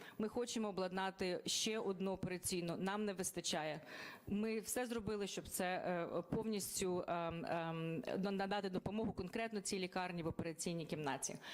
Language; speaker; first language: Ukrainian; native; Ukrainian